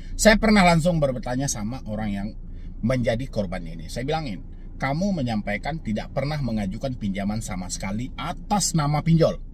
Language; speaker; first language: Indonesian; non-native, local second language; Minangkabau